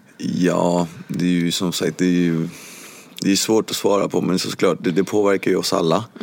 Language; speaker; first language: Swedish; early bilingual, other home language; Spanish